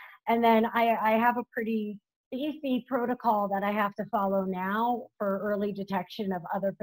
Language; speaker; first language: English; native; English